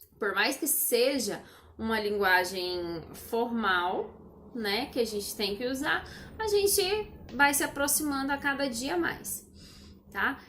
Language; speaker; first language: Portuguese; native; Portuguese